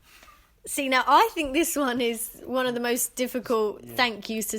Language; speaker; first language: English; native; English